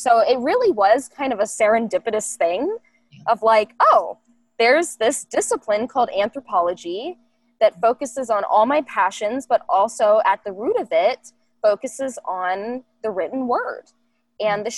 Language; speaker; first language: English; native; English